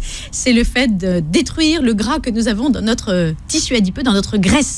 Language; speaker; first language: French; native; French